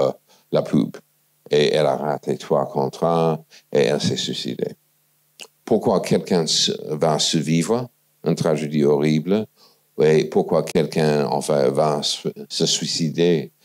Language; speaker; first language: French; non-native, fluent; English